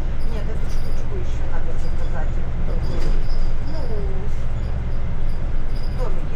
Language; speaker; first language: Russian; native; Russian